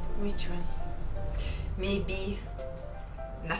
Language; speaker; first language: English; non-native, fluent; Italian